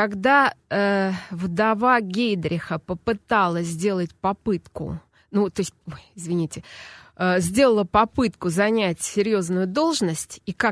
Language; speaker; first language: Russian; native; Russian